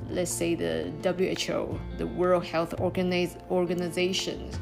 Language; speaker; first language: English; non-native, fluent; Chinese